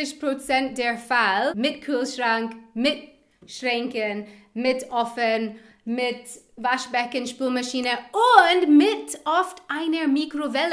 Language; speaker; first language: German; non-native, fluent; English